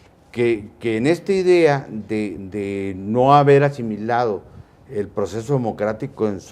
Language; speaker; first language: Spanish; native; Spanish